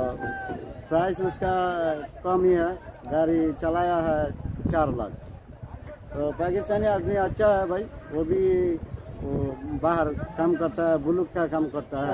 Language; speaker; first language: Hindi; non-native, learner; Bangla